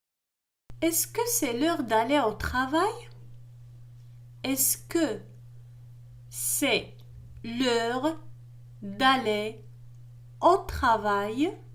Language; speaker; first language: French; non-native, local second language; Arabic